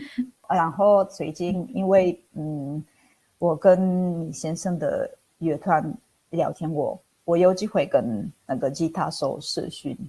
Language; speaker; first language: Chinese; non-native, fluent; Italian